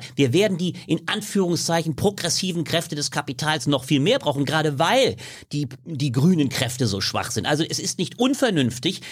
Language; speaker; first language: German; native; German